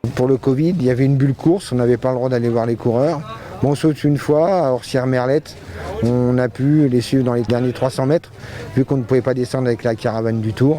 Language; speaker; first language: French; native; French